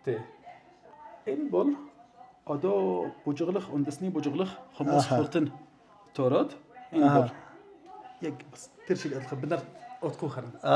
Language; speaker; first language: Mongolian; non-native, learner; Arabic